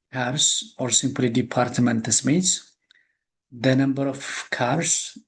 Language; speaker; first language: English; non-native, local second language; Amharic